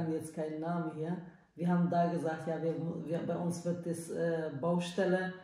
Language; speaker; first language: German; non-native, learner; Turkish